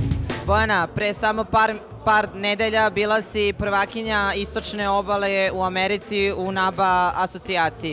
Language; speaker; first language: Bosnian; native; Bosnian